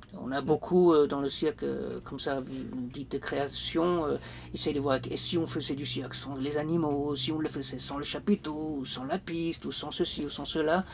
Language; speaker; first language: French; non-native, fluent; Danish